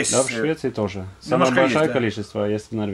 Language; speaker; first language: Russian; non-native, fluent; Norwegian